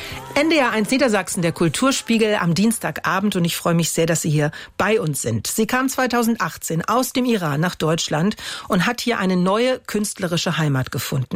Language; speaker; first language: German; native; German